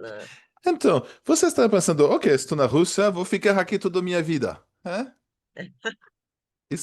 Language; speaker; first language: Portuguese; non-native, fluent; French